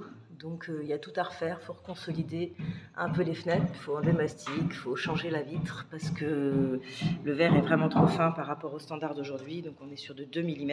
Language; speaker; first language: French; native; French